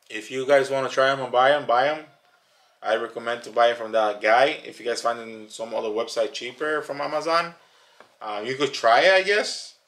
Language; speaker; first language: English; native; English